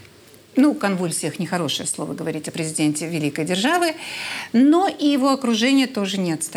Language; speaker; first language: Russian; native; Russian